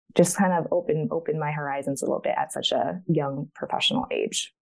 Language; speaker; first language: English; early bilingual, other home language; Chinese